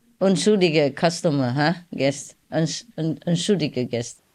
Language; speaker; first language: German; non-native, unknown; Vietnamese